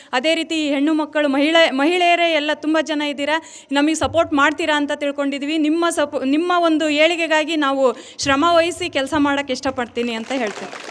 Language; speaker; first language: Kannada; native; Kannada